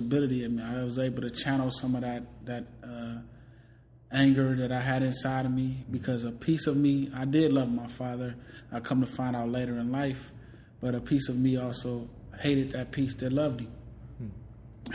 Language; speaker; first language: English; native; English